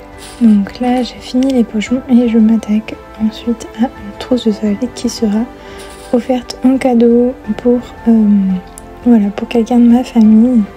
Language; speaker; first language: French; native; French